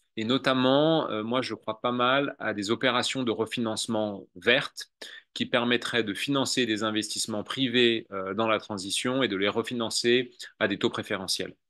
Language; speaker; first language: French; native; French